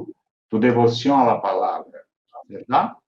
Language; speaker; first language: Spanish; non-native, fluent; Portuguese